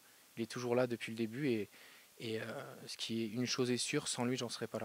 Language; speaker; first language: French; native; French